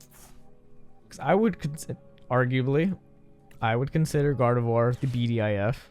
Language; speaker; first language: English; native; English